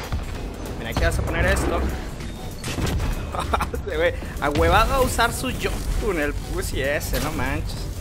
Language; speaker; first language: Spanish; native; Spanish